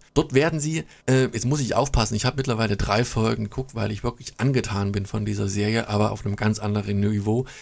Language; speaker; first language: German; native; German